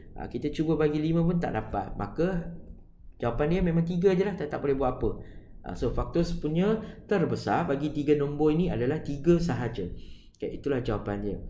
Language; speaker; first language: Malay; non-native, local second language; Chinese